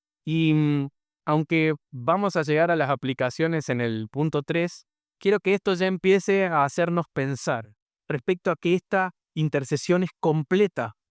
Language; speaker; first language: Spanish; native; Spanish